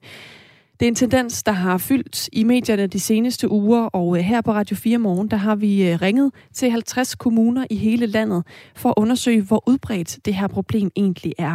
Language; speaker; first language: Danish; native; Danish